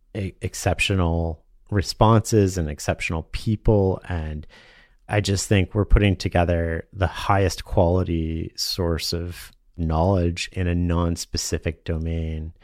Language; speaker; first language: English; native; English